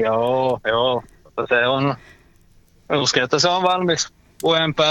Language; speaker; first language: Finnish; non-native, local second language; Swedish